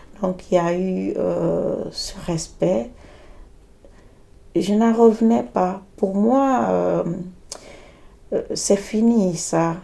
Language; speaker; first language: French; native; French